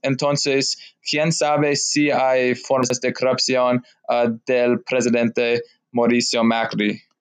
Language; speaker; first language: Spanish; non-native, learner; English